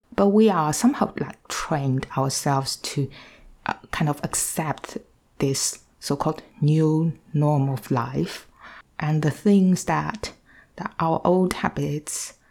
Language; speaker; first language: English; non-native, fluent; Chinese